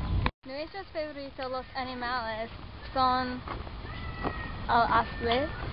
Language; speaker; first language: Spanish; non-native, learner; English